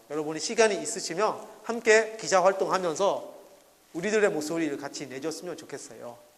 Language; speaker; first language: Korean; non-native, fluent; Burmese